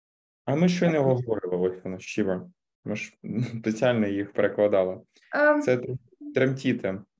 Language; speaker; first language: Ukrainian; native; Ukrainian